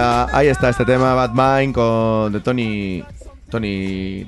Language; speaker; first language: Spanish; native; Spanish